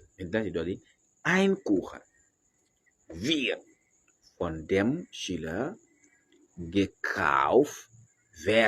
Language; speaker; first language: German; non-native, fluent; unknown